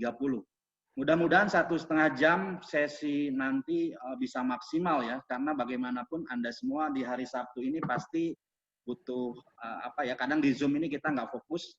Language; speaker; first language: Indonesian; native; Indonesian